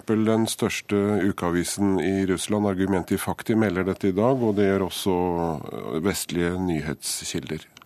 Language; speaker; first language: Norwegian; native; Norwegian